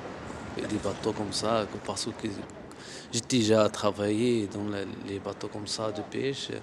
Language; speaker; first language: French; non-native, learner; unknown